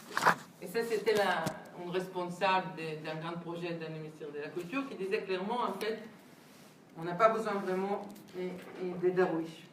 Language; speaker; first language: French; non-native, fluent; Hebrew